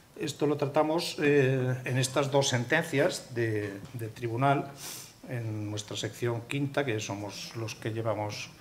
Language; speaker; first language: Spanish; native; Spanish